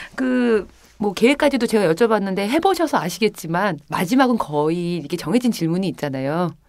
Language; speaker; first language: Korean; native; Korean